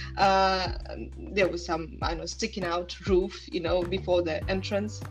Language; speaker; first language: English; non-native, fluent; Estonian